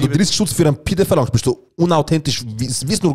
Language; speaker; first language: German; native; German